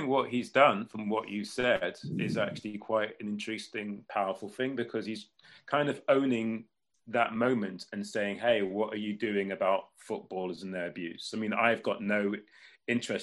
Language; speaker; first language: English; native; English